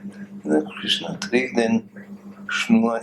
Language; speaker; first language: German; non-native, learner; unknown